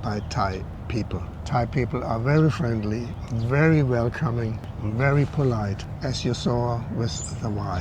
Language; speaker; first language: English; non-native, fluent; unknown